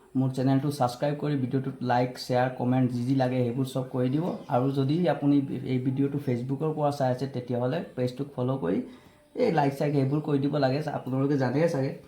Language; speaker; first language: Assamese; non-native, local second language; Bangla